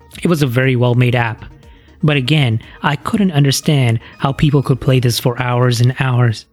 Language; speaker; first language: English; non-native, local second language; Hindi